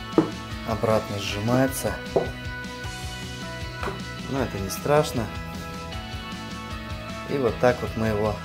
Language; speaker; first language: Russian; native; Russian